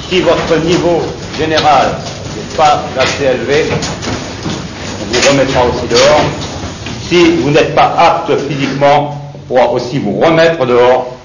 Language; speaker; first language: French; native; French